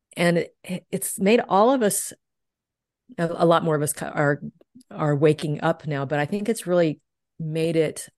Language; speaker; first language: English; native; English